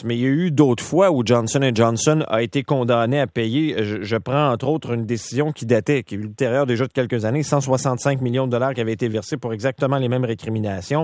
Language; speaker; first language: French; native; French